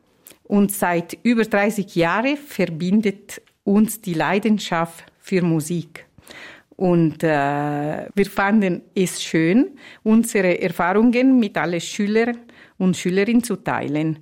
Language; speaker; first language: German; non-native, fluent; Italian